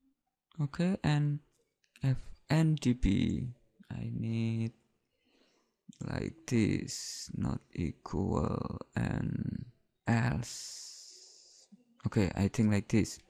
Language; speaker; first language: English; non-native, learner; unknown